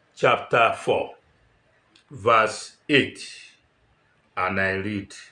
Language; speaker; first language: English; non-native, local second language; Yoruba